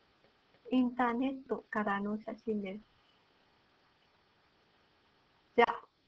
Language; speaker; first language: Japanese; non-native, learner; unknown